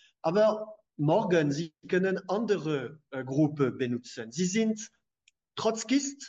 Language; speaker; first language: German; non-native, fluent; French